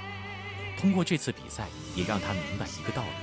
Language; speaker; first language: Chinese; native; Chinese